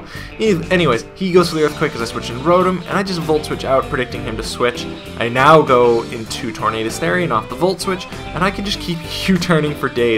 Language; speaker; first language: English; native; English